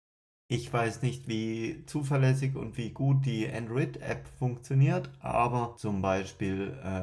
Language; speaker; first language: German; native; German